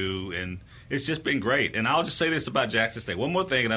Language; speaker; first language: English; native; English